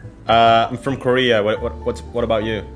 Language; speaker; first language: English; non-native, local second language; Filipino